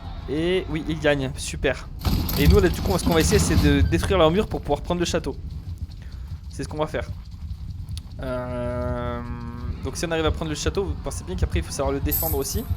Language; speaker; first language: French; native; French